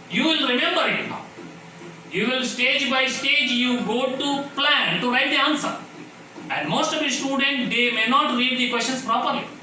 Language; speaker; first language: English; non-native, local second language; Kannada